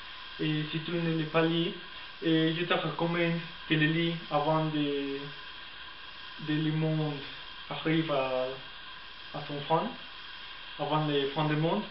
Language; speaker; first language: French; non-native, learner; Spanish